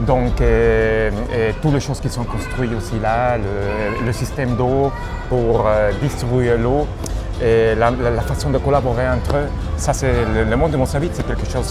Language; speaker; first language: French; non-native, fluent; Spanish